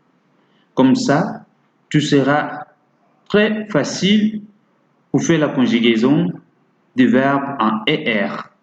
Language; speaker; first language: French; non-native, fluent; Portuguese